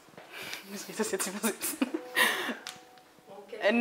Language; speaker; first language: German; non-native, learner; Arabic